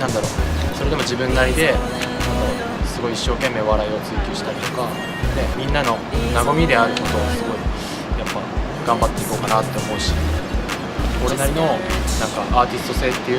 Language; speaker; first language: Japanese; native; Japanese